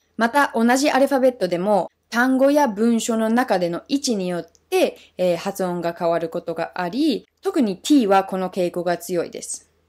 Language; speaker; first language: Japanese; non-native, fluent; English